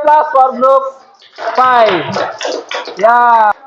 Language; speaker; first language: English; non-native, fluent; Indonesian